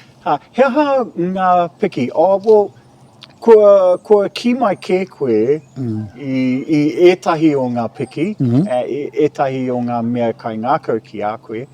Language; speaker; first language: Māori; non-native, local second language; English